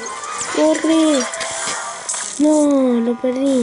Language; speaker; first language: Spanish; native; Spanish